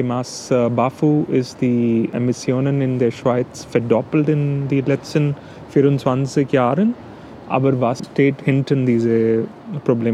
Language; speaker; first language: German; non-native, fluent; English